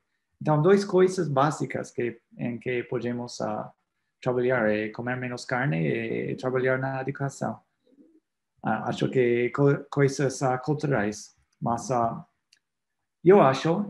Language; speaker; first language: Portuguese; non-native, fluent; English